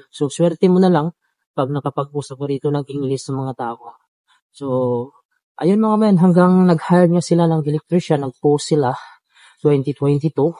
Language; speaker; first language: Filipino; native; Filipino